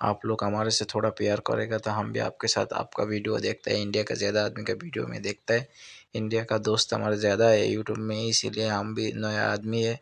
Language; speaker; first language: Hindi; non-native, learner; Bangla